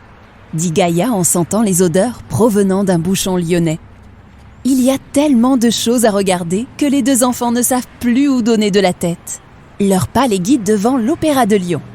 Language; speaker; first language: French; native; French